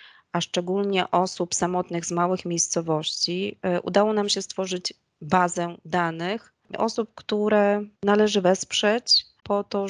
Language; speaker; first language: Polish; native; Polish